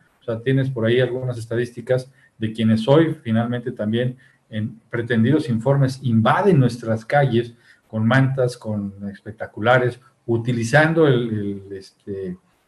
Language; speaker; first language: Spanish; native; Spanish